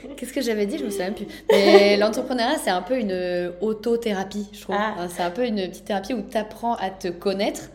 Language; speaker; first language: French; native; French